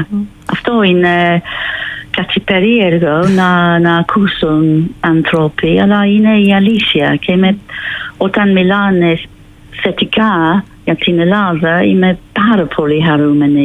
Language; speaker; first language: Greek; non-native, fluent; English